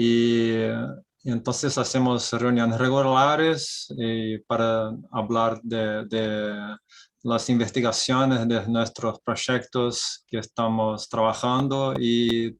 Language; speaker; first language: Spanish; non-native, fluent; Portuguese